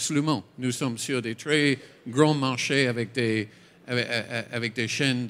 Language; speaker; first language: French; non-native, fluent; English